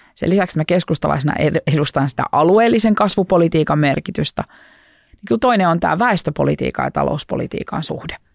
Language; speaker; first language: Finnish; native; Finnish